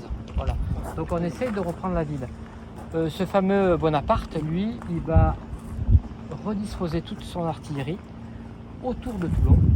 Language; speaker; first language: French; native; French